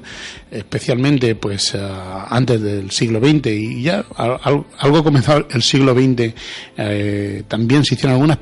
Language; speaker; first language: Spanish; native; Spanish